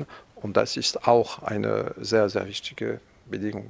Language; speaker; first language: German; non-native, fluent; French